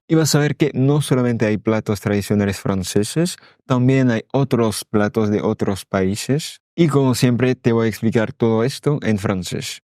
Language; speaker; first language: Spanish; non-native, fluent; French